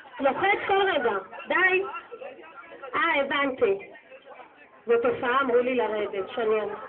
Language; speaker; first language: Hebrew; native; Hebrew